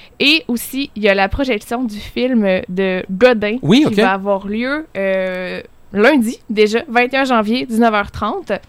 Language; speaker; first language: French; native; French